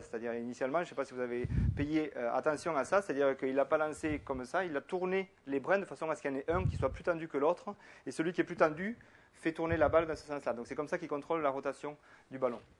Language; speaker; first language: French; native; French